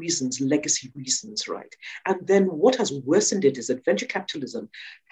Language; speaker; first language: English; non-native, local second language; Yoruba